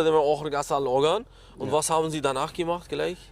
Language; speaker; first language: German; non-native, learner; Uzbek